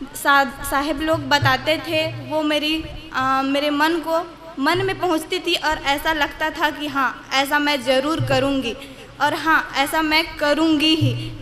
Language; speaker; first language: Hindi; native; Hindi